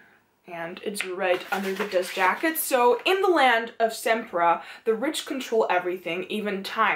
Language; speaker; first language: English; non-native, fluent; Dutch